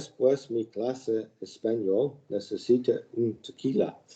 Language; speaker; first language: Spanish; non-native, learner; English